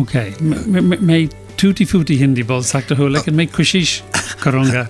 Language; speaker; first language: Hindi; non-native, learner; English